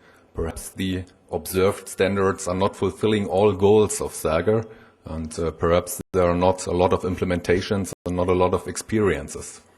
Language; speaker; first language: English; non-native, fluent; German